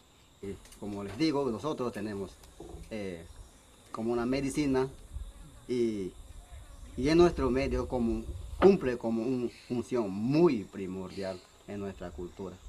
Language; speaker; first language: Spanish; non-native, local second language; Shipibo-Conibo